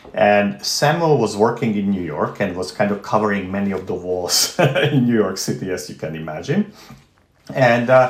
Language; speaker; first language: English; non-native, fluent; Romanian